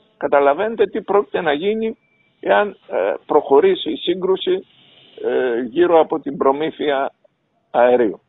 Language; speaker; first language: Greek; native; Greek